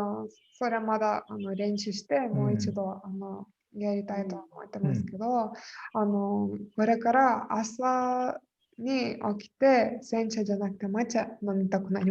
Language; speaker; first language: Japanese; non-native, fluent; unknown